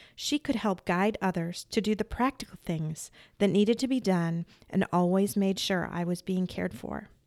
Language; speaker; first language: English; native; English